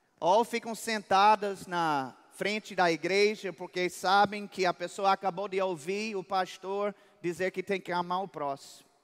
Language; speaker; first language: Portuguese; non-native, fluent; English